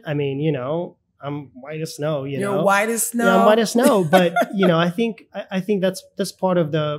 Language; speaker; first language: English; early bilingual, other home language; Russian